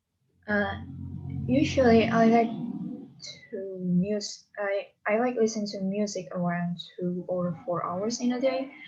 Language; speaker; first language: English; non-native, learner; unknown